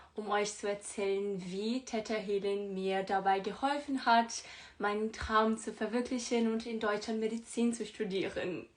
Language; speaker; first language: German; non-native, fluent; Portuguese